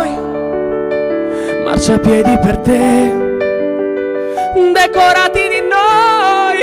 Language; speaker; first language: Italian; native; Italian